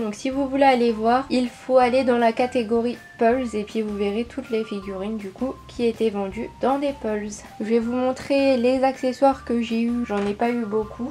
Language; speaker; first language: French; native; French